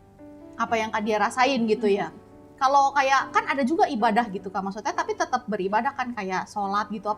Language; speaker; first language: Indonesian; native; Indonesian